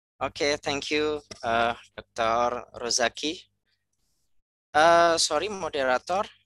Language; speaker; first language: English; non-native, fluent; Indonesian